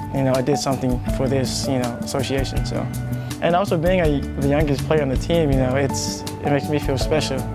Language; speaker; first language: English; non-native, fluent; Samoan